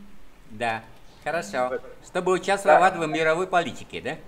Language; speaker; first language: Russian; non-native, fluent; Vietnamese